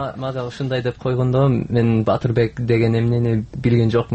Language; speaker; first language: Kyrgyz; non-native, learner; English